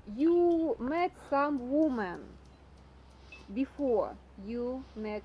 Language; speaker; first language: English; non-native, learner; Russian